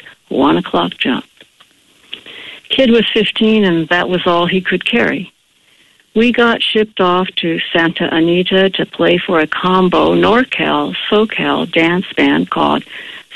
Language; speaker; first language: English; native; English